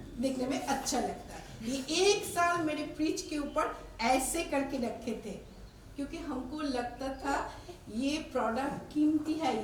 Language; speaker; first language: Hindi; non-native, local second language; Bangla